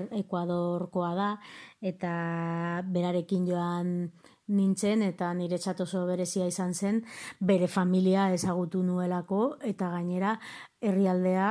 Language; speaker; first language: Basque; non-native, local second language; Spanish